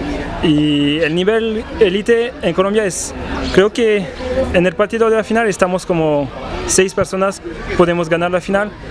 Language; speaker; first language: Spanish; non-native, fluent; French